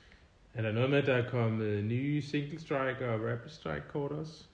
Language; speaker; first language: Danish; native; Danish